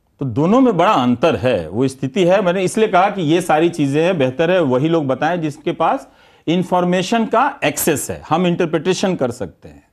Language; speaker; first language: Hindi; native; Hindi